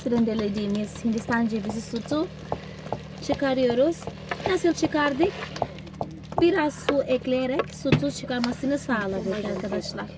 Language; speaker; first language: Turkish; non-native, fluent; Portuguese